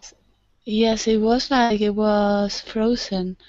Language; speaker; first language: English; non-native, learner; Spanish